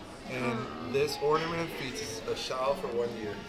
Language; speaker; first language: English; non-native, fluent; Spanish